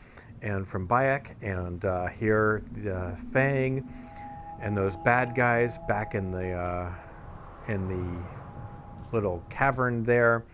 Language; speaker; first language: English; native; English